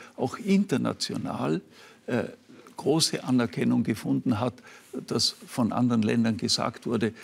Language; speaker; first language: German; native; German